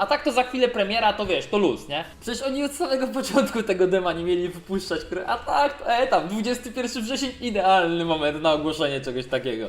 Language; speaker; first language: Polish; native; Polish